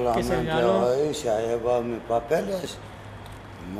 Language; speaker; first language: Spanish; non-native, learner; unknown